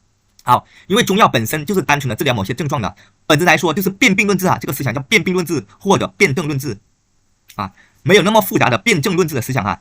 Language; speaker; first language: Chinese; native; Chinese